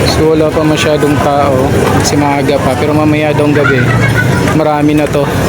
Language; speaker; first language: Filipino; native; Filipino